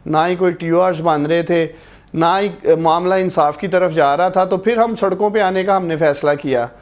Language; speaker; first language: Urdu; non-native, local second language; Punjabi